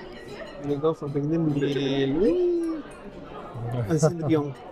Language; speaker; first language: French; non-native, fluent; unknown